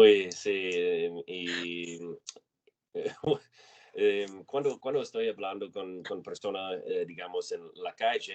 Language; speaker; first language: Spanish; non-native, learner; English